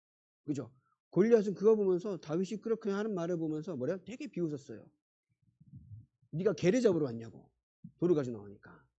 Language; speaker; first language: Korean; native; Korean